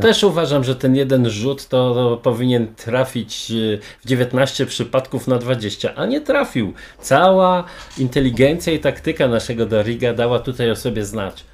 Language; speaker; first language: Polish; native; Polish